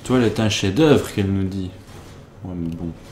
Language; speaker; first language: French; native; French